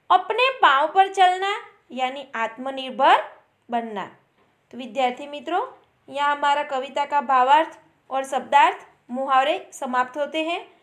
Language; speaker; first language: Hindi; non-native, local second language; Gujarati